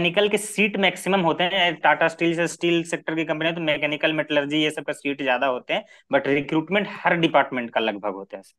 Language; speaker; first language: Hindi; native; Hindi